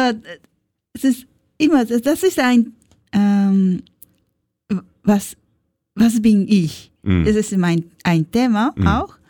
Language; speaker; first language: German; non-native, learner; Japanese